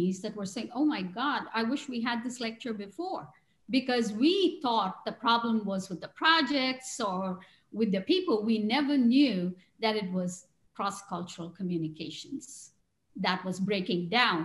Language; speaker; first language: English; non-native, local second language; Tamil